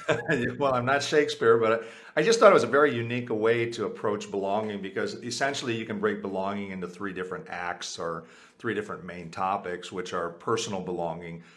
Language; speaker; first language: English; early bilingual, other home language; Spanish